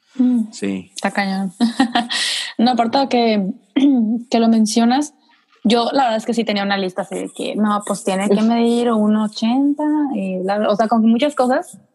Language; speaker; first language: Spanish; native; Spanish